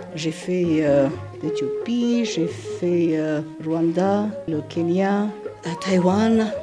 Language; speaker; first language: French; non-native, fluent; Somali